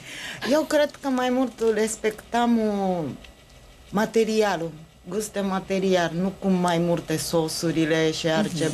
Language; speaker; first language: Romanian; non-native, learner; Japanese